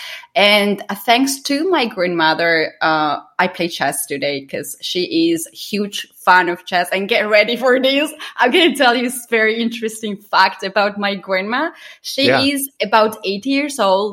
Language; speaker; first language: English; non-native, fluent; Georgian